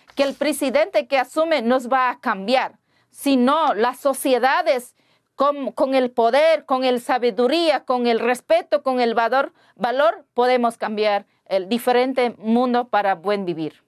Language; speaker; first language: Spanish; non-native, local second language; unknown